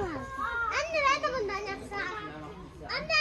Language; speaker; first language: Turkish; native; Turkish